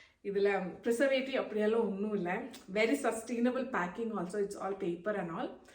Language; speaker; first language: Tamil; non-native, local second language; Malayalam